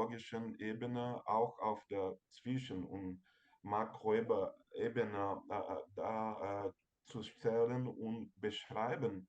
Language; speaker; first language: German; non-native, fluent; Portuguese